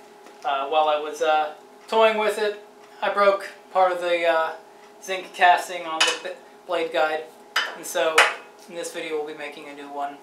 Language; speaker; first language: English; native; English